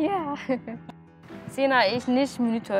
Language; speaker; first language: German; non-native, learner; Tigrinya